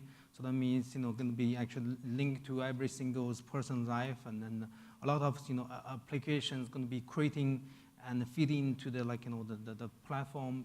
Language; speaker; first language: English; non-native, fluent; Chinese